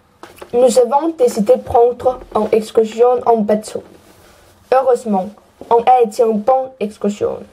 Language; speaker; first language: French; non-native, learner; Danish